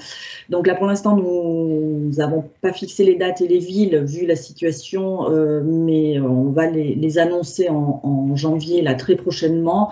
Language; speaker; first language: French; native; French